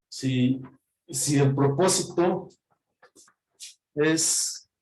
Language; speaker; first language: Spanish; native; Spanish